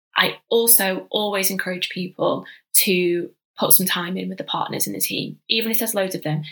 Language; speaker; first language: English; native; English